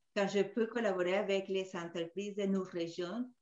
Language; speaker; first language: French; non-native, fluent; Spanish